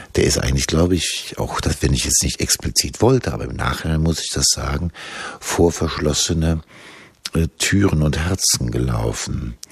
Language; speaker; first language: German; native; German